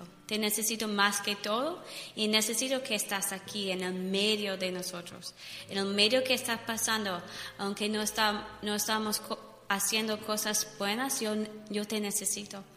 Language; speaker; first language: Spanish; non-native, learner; English